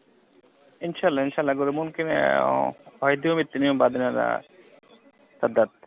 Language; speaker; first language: Arabic; non-native, learner; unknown